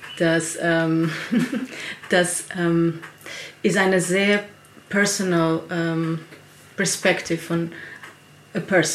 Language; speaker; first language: German; non-native, learner; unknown